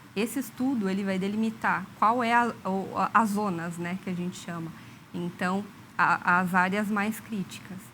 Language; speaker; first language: Portuguese; native; Portuguese